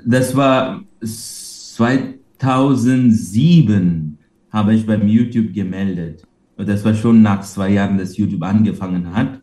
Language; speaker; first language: German; non-native, fluent; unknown